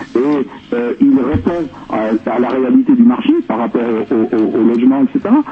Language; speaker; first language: French; native; French